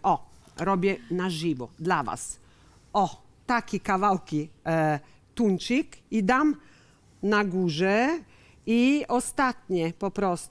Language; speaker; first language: Polish; non-native, learner; Italian